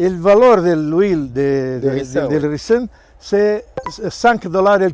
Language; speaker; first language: French; non-native, learner; Portuguese